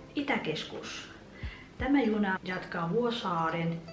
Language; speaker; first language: Finnish; non-native, fluent; Vietnamese